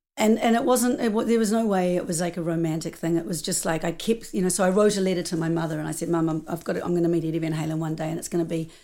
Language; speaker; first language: English; native; English